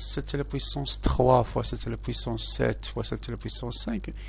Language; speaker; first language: French; non-native, local second language; Arabic